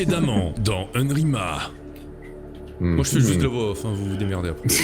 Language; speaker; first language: French; native; French